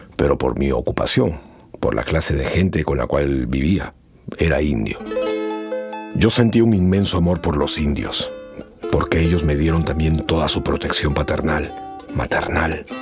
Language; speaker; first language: Spanish; non-native, local second language; Quechua